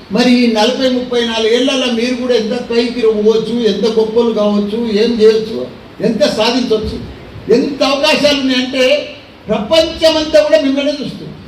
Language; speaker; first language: Telugu; native; Telugu